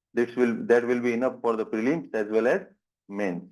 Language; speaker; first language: English; non-native, local second language; Gujarati